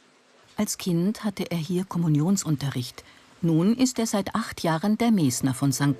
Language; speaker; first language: German; native; German